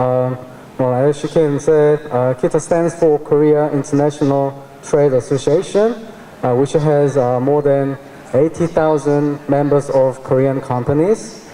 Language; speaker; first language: English; non-native, fluent; Korean